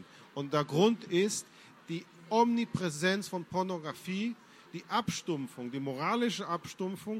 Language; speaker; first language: German; non-native, fluent; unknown